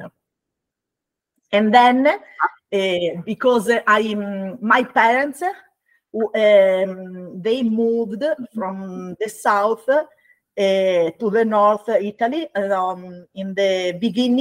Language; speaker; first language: English; non-native, learner; Italian